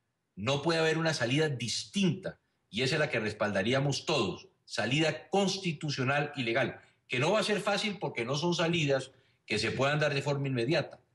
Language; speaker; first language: Spanish; native; Spanish